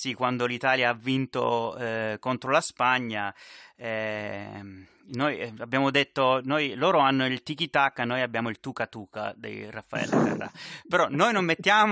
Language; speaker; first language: Italian; early bilingual, heritage; Italian